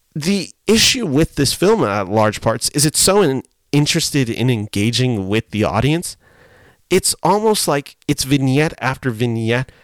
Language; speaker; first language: English; early bilingual, other home language; Spanish